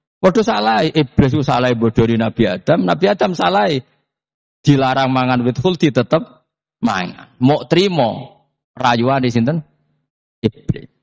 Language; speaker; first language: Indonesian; non-native, local second language; Javanese